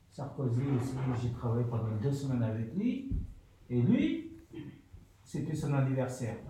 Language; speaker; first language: French; non-native, fluent; Soninke